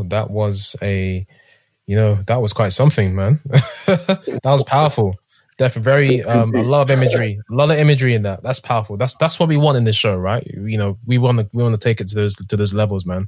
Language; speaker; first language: English; native; English